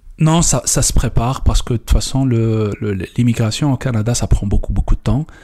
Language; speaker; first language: French; non-native, local second language; Kabyle